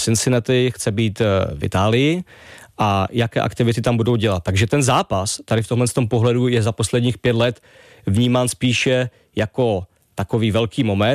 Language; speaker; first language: Czech; native; Czech